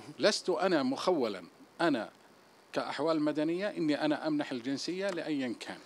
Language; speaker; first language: Arabic; native; Arabic